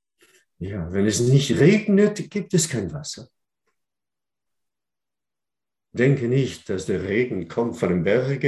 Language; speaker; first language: German; non-native, fluent; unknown